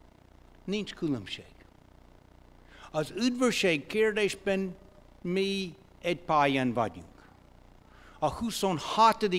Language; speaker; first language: Hungarian; non-native, fluent; English